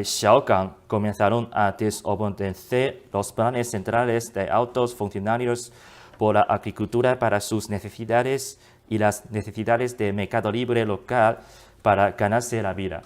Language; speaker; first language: Spanish; non-native, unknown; Chinese